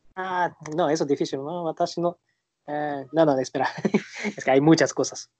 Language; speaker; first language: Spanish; non-native, learner; Japanese